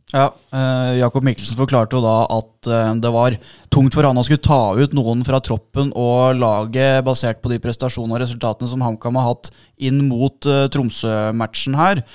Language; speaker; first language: Norwegian; native; Norwegian